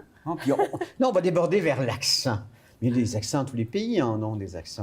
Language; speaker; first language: French; native; French